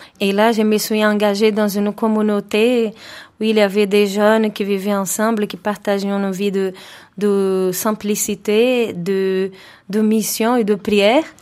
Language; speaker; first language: French; non-native, fluent; Portuguese